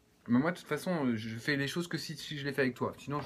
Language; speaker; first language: French; native; French